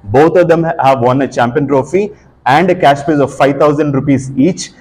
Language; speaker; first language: English; non-native, local second language; Telugu